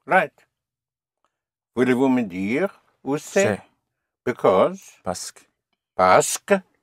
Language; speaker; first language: French; non-native, fluent; English